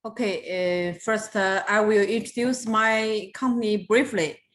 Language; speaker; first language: English; non-native, fluent; Chinese